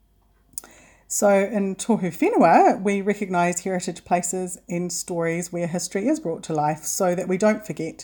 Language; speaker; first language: English; native; English